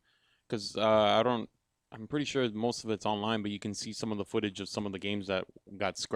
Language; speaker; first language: English; native; English